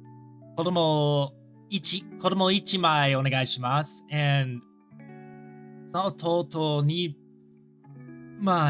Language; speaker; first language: Japanese; non-native, learner; English